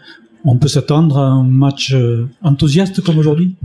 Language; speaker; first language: French; native; French